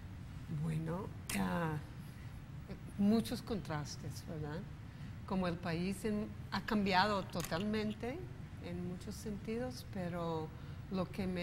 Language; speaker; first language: Spanish; non-native, fluent; English